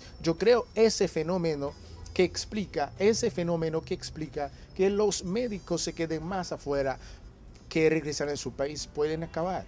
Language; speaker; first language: Spanish; non-native, fluent; Haitian Creole